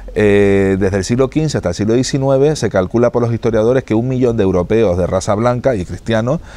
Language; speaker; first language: Spanish; native; Spanish